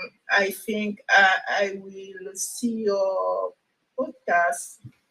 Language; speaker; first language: English; non-native, local second language; French